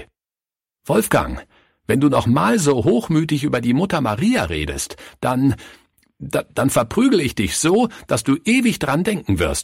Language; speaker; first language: German; native; German